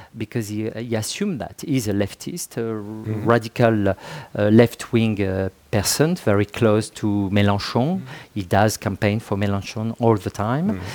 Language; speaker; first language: English; non-native, fluent; French